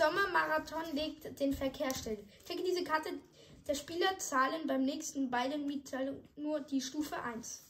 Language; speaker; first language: German; native; German